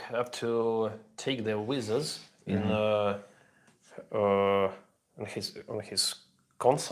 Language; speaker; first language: English; non-native, learner; Russian